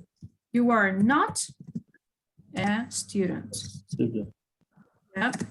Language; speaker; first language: English; non-native, fluent; Kyrgyz